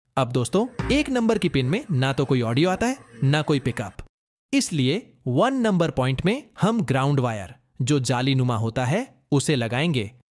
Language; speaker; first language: Hindi; native; Hindi